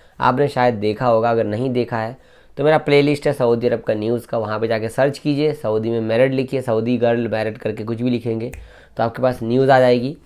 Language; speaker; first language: Hindi; native; Hindi